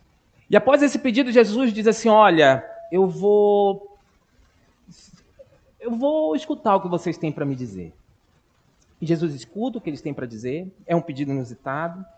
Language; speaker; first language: Portuguese; native; Portuguese